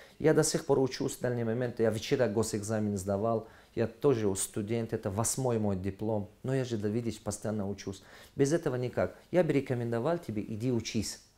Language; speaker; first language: Russian; non-native, local second language; Tajik